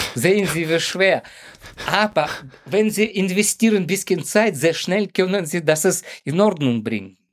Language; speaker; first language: German; non-native, learner; Ukrainian